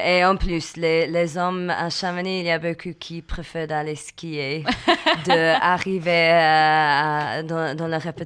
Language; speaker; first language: French; non-native, learner; English